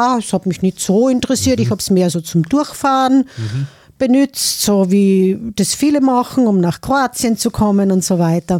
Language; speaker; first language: German; native; German